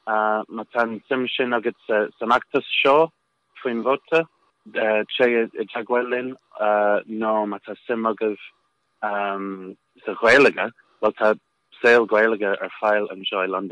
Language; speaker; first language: Irish; non-native, local second language; English